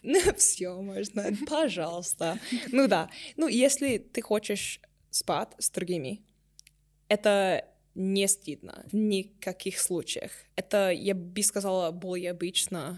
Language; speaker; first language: Russian; non-native, learner; English